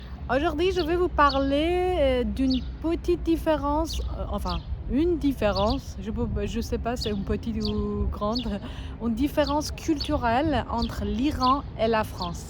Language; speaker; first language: French; non-native, fluent; Persian